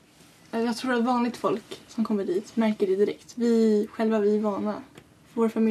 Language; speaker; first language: Swedish; early bilingual, other home language; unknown